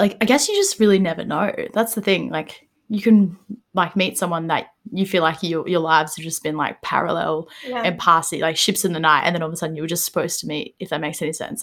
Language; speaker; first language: English; native; English